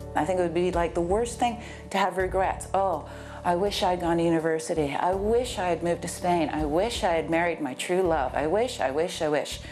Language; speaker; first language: English; native; English